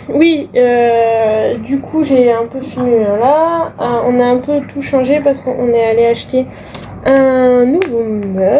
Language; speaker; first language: French; native; French